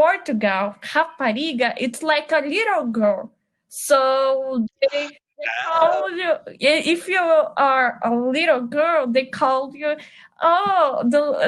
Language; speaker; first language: English; non-native, learner; Portuguese